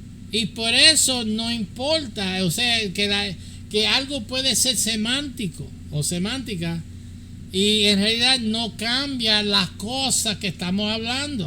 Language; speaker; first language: Spanish; early bilingual, heritage; English